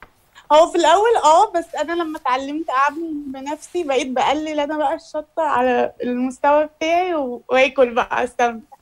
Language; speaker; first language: Arabic; native; Arabic